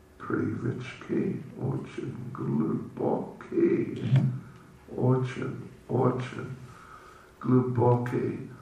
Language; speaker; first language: Russian; non-native, learner; English